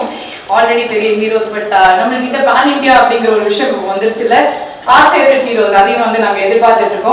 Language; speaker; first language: Tamil; native; Tamil